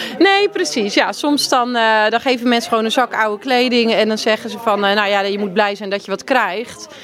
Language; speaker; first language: Dutch; native; Dutch